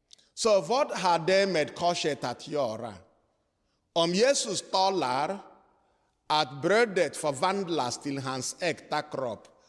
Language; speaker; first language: Swedish; non-native, fluent; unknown